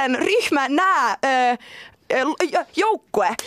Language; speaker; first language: Finnish; non-native, learner; Swedish